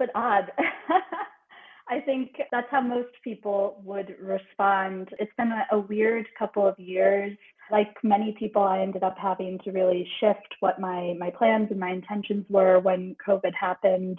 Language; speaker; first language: English; native; English